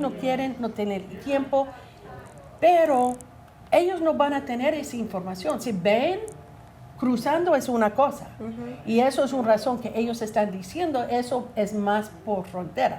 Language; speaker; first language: Spanish; non-native, learner; English